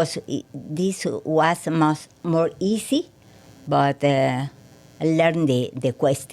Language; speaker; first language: English; non-native, learner; Spanish